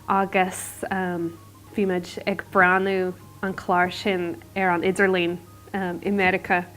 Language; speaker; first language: Irish; non-native, learner; English